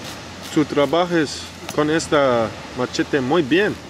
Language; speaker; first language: Spanish; non-native, learner; English